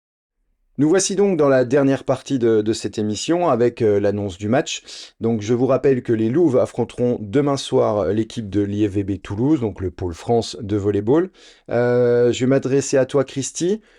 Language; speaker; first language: French; native; French